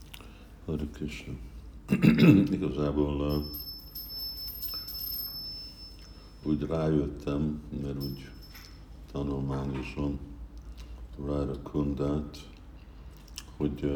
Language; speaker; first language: Hungarian; early bilingual, heritage; Hungarian